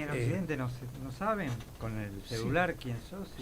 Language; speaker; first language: Spanish; native; Spanish